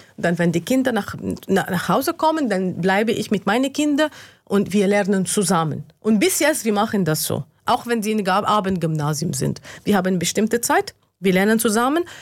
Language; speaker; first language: German; non-native, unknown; Arabic